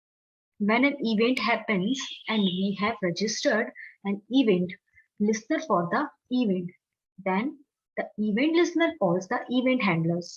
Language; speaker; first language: English; non-native, local second language; Hindi